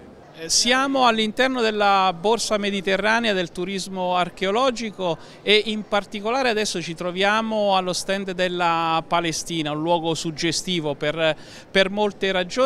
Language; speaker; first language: Italian; native; Italian